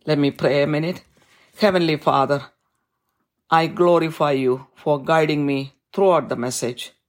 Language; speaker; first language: English; non-native, local second language; Malayalam